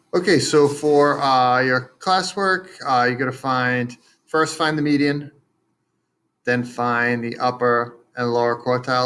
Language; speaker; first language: English; native; English